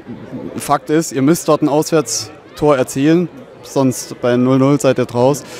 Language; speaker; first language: German; native; German